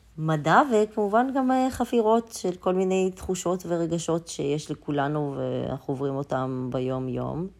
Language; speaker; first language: Hebrew; early bilingual, other home language; Russian